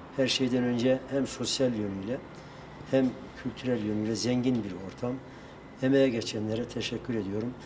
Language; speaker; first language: Turkish; native; Turkish